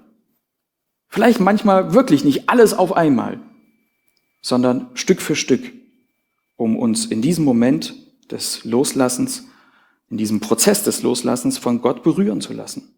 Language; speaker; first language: German; native; German